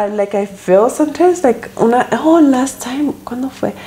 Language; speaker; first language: Spanish; early bilingual, heritage; Spanish